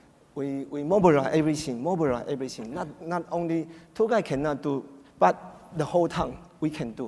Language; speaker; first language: English; non-native, learner; Chinese